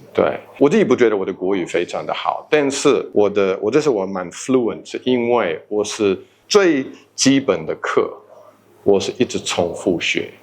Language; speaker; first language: Chinese; non-native, fluent; English